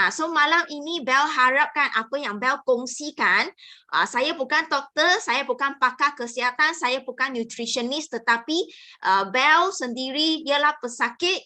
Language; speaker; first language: Malay; non-native, local second language; Chinese